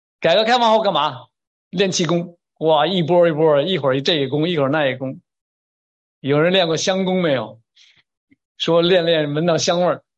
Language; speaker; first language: Chinese; native; Chinese